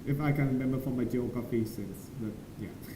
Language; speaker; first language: English; non-native, learner; Thai